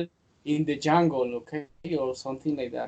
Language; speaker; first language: English; non-native, fluent; Spanish